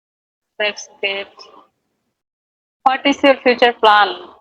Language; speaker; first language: English; non-native, learner; Bangla